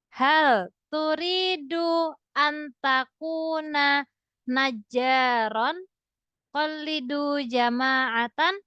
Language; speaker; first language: Arabic; non-native, fluent; Indonesian